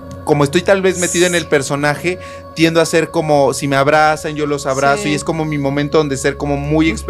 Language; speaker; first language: Spanish; native; Spanish